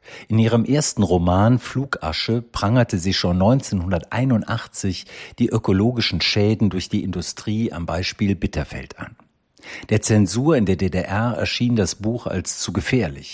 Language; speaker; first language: German; native; German